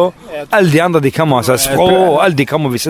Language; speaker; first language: Danish; non-native, learner; Kurdish